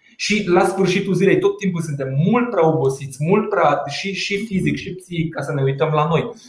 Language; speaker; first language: Romanian; non-native, local second language; Hungarian